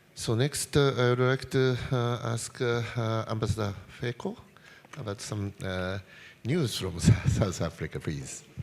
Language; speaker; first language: English; non-native, fluent; Japanese